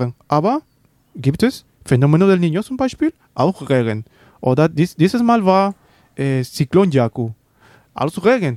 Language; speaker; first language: German; non-native, learner; Spanish